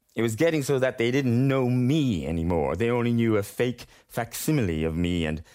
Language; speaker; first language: English; native; English